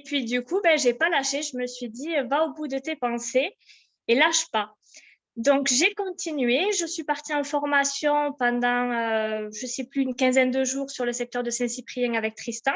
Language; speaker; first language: French; native; French